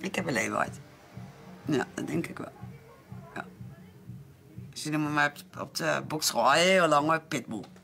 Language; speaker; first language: Dutch; native; Dutch